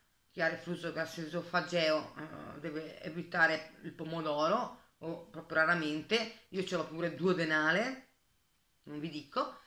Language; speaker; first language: Italian; native; Italian